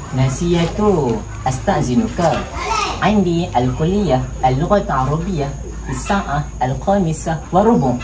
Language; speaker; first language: Arabic; non-native, learner; Malay